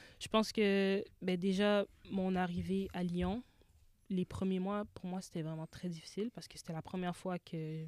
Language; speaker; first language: French; native; French